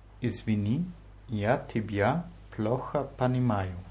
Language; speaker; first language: Russian; non-native, learner; German